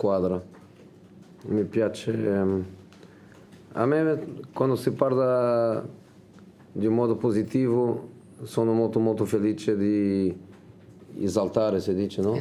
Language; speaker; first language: Italian; non-native, fluent; Portuguese